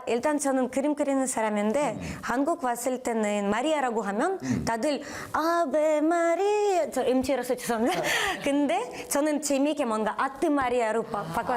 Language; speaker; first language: Korean; non-native, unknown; Ukrainian